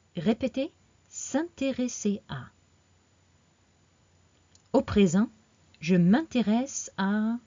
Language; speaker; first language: French; non-native, fluent; English